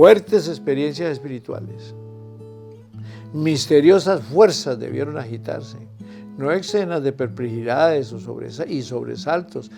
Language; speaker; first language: Spanish; native; Spanish